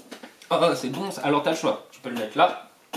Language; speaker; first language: French; native; French